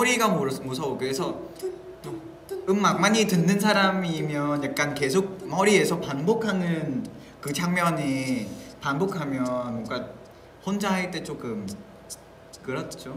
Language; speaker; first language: Korean; non-native, fluent; Vietnamese